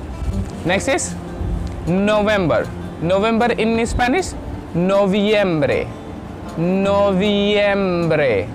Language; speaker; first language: English; non-native, local second language; Hindi